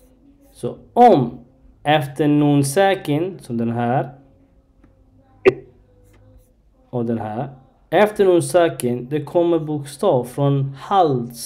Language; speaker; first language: Swedish; non-native, learner; Arabic